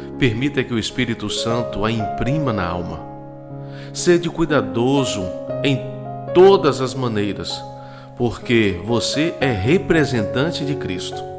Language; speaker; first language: Portuguese; native; Portuguese